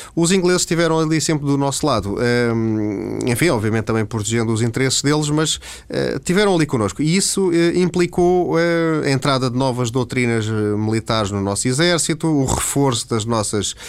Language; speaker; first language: Portuguese; native; Portuguese